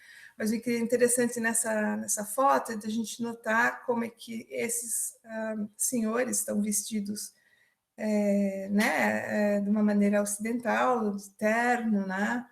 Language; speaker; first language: Portuguese; native; Portuguese